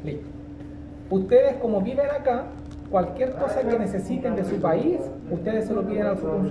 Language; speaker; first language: Spanish; native; Spanish